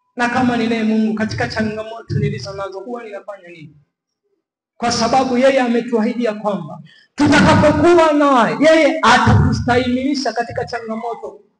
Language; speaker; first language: Swahili; native; Swahili